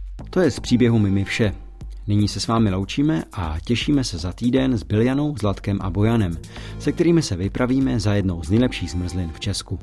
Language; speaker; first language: Czech; native; Czech